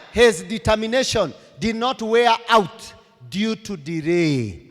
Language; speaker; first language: English; non-native, local second language; Swahili